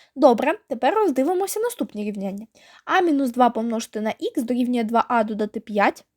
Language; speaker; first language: Ukrainian; native; Ukrainian